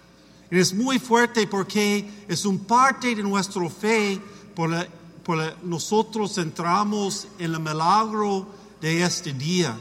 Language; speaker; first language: Spanish; non-native, learner; English